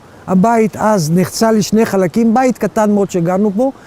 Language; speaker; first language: Hebrew; early bilingual, other home language; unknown